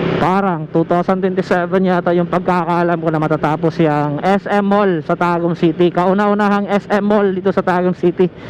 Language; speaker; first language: Filipino; non-native, local second language; Cebuano